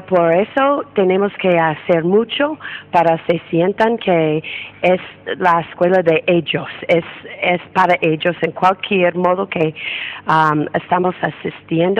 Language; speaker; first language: Spanish; non-native, fluent; English